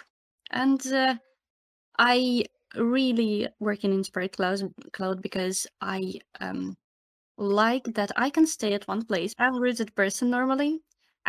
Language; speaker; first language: English; non-native, fluent; Ukrainian